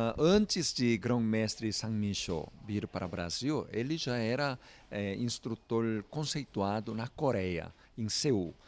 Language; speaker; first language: Portuguese; non-native, fluent; Korean